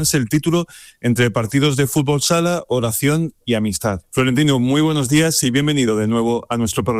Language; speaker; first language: Spanish; native; Spanish